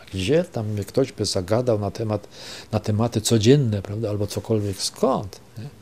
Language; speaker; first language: Polish; non-native, local second language; German